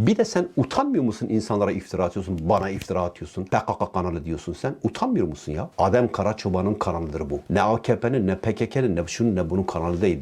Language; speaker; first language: Turkish; non-native, local second language; Kurdish